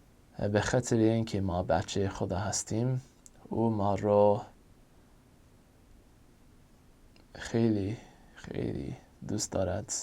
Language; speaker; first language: Persian; non-native, fluent; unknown